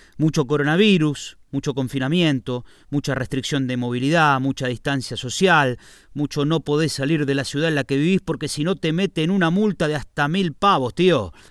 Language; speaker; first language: Spanish; native; Spanish